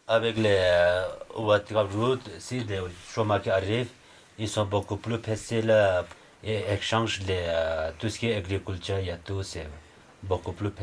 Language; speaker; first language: French; non-native, learner; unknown